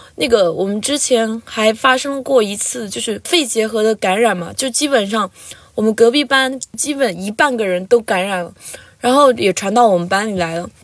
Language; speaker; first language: Chinese; non-native, local second language; Tibetan